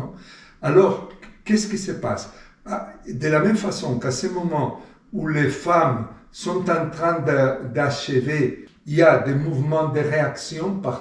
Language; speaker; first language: French; non-native, fluent; Spanish